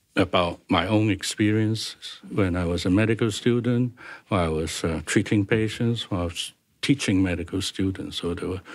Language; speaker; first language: English; non-native, local second language; Cantonese